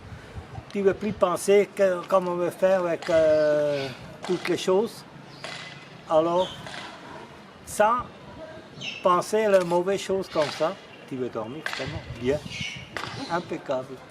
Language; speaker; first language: French; non-native, fluent; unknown